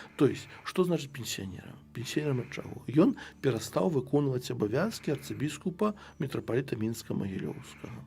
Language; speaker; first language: Belarusian; non-native, local second language; Russian